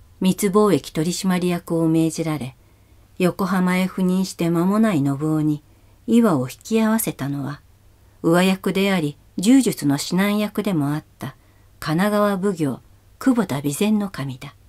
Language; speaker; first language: Japanese; native; Japanese